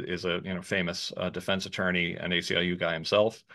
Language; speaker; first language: English; native; English